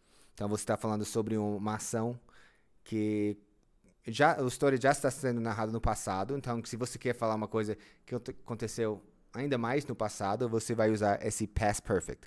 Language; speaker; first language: Portuguese; non-native, fluent; English